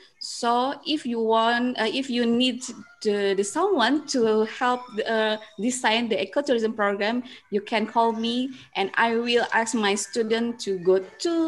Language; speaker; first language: English; non-native, learner; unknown